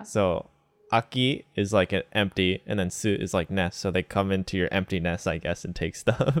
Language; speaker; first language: English; native; English